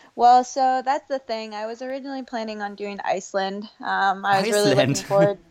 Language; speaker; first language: English; native; English